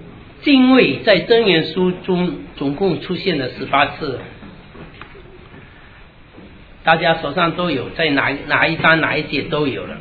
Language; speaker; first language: Chinese; native; Chinese